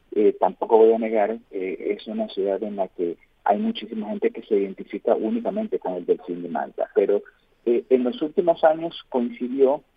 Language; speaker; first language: Spanish; native; Spanish